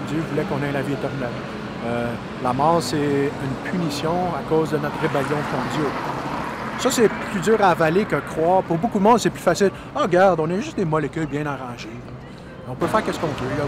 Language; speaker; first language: French; native; French